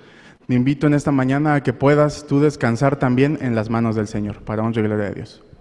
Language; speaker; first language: Spanish; native; Spanish